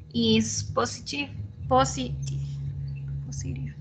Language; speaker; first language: English; non-native, learner; Spanish